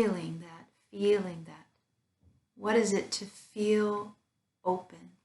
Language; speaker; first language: English; native; English